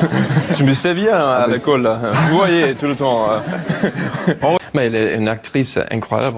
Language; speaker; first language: French; non-native, learner; English